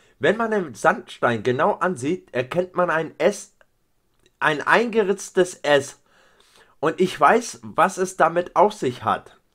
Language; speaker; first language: German; native; German